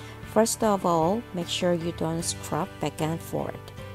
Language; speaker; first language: English; non-native, fluent; Korean